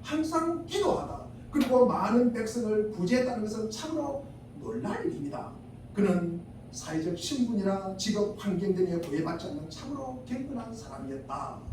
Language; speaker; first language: Korean; native; Korean